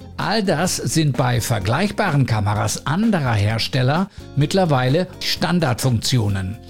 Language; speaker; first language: German; native; German